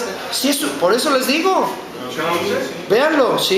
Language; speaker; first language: Spanish; native; Spanish